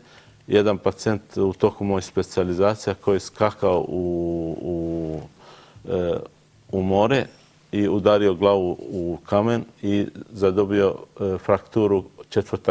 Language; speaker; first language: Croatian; non-native, learner; Arabic